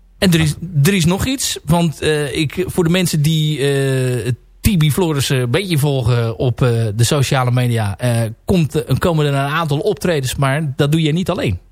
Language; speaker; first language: Dutch; native; Dutch